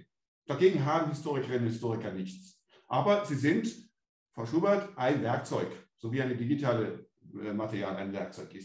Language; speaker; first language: German; native; German